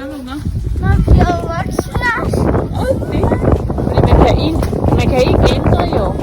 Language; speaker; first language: Danish; non-native, learner; Thai